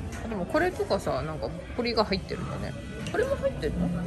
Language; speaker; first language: Japanese; native; Japanese